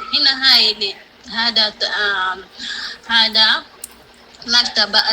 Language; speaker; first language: Arabic; non-native, learner; Rundi